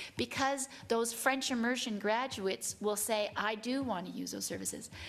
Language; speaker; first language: English; native; English